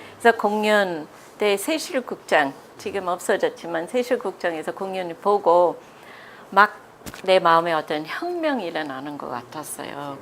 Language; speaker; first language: Korean; non-native, fluent; English